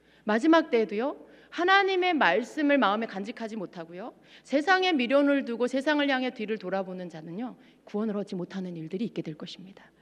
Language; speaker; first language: Korean; native; Korean